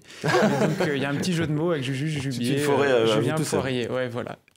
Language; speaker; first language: French; native; French